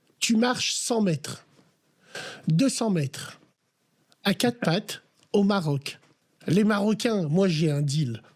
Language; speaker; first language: French; early bilingual, other home language; Arabic